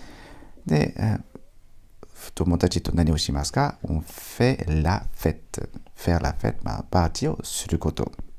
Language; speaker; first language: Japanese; non-native, fluent; French